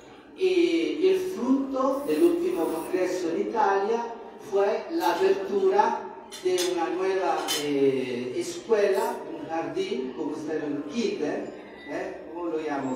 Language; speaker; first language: Spanish; non-native, fluent; Italian